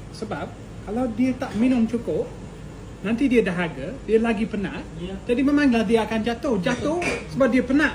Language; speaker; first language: Malay; native; Malay